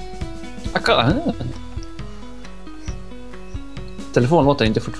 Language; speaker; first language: Swedish; native; Swedish